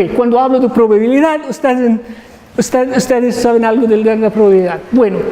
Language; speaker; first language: Spanish; non-native, learner; Arabic